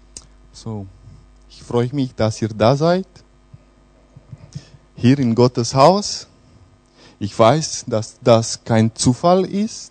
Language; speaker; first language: German; non-native, fluent; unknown